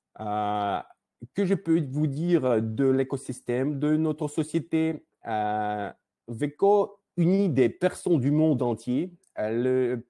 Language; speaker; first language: French; non-native, learner; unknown